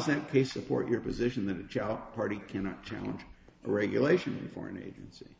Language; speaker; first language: English; native; English